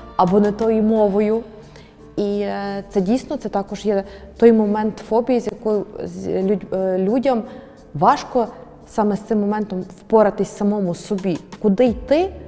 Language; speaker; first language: Ukrainian; native; Ukrainian